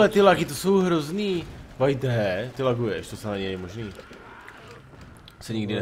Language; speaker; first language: Czech; native; Czech